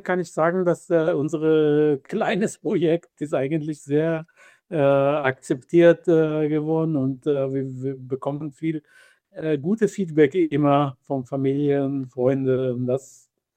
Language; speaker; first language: German; non-native, fluent; Hebrew